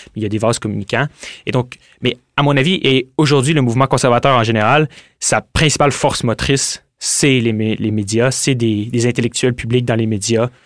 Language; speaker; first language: French; native; French